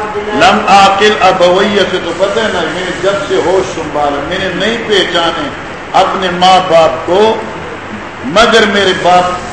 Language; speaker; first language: Urdu; non-native, local second language; Northern Hindko